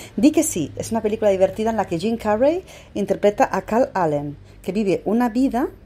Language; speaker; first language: Spanish; non-native, local second language; Catalan